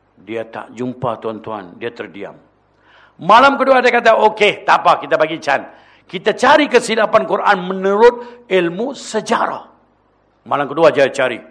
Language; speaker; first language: Malay; non-native, local second language; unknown